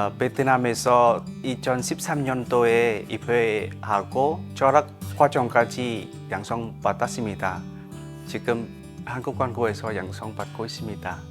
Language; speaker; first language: Korean; non-native, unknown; Vietnamese